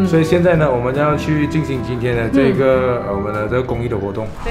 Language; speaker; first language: Chinese; native; Chinese